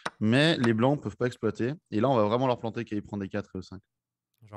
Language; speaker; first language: French; native; French